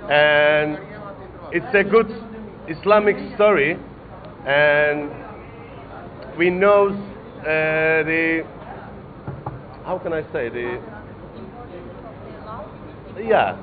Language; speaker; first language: English; non-native, learner; Turkish